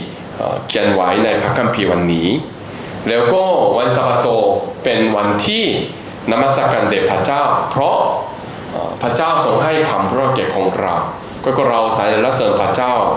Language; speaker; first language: Thai; non-native, fluent; Korean